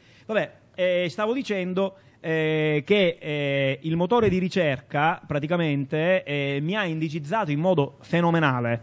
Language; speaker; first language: Italian; native; Italian